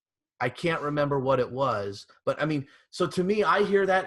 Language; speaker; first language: English; native; English